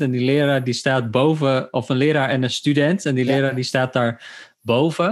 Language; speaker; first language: Dutch; native; Dutch